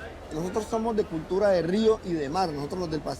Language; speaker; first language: Spanish; native; Spanish